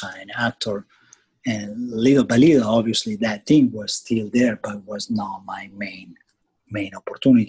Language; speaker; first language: English; non-native, fluent; Italian